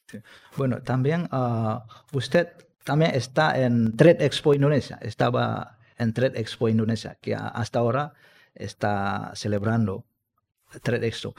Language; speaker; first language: Spanish; non-native, fluent; Indonesian